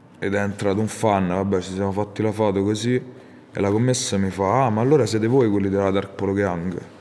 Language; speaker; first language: Italian; native; Italian